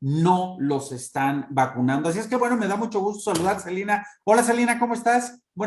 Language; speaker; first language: Spanish; native; Spanish